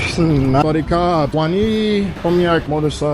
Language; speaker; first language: Thai; non-native, learner; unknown